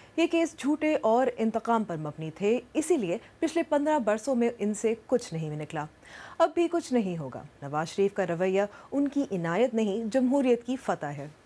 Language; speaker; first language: Urdu; native; Urdu